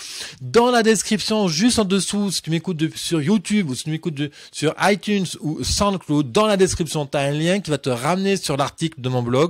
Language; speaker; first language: French; native; French